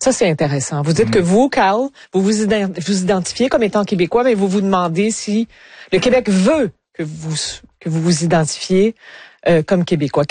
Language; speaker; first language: French; native; French